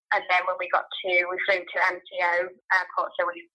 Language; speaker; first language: English; native; English